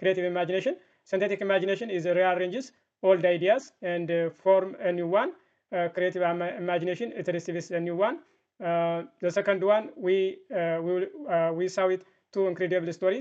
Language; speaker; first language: English; non-native, fluent; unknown